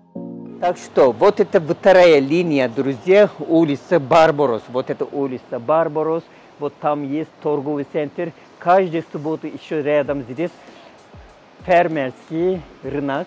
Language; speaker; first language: Russian; non-native, learner; Turkish